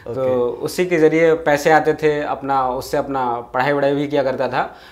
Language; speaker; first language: Hindi; native; Hindi